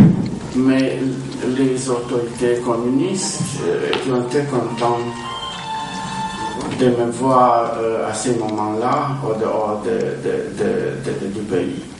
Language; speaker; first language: French; non-native, fluent; Romanian